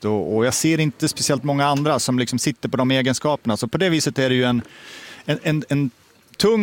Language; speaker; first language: Swedish; native; Swedish